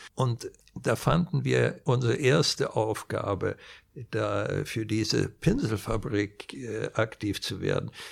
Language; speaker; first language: German; non-native, fluent; Swedish